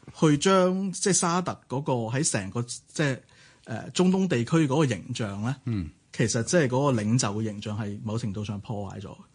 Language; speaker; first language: Cantonese; native; Cantonese